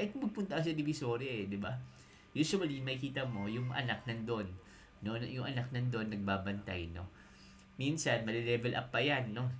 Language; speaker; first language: Filipino; native; Filipino